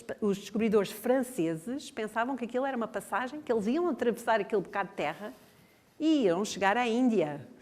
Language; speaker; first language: Portuguese; non-native, fluent; English